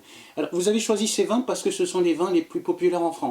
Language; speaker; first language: French; native; French